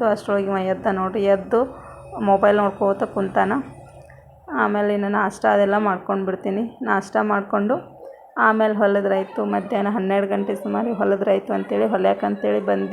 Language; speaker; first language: Kannada; native; Kannada